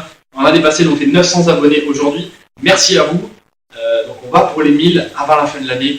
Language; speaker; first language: French; native; French